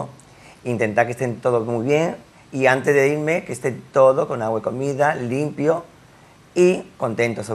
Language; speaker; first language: Spanish; native; Spanish